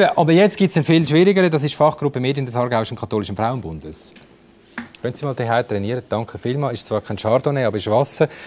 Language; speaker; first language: German; native; German